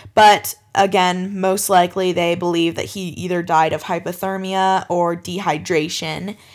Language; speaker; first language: English; native; English